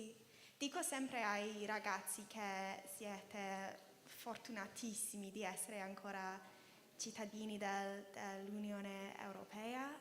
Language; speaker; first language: Italian; non-native, fluent; English